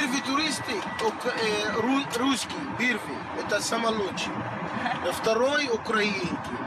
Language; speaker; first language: Russian; non-native, learner; Arabic